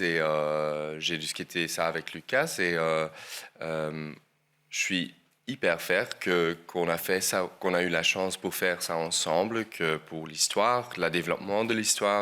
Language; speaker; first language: French; non-native, local second language; Dutch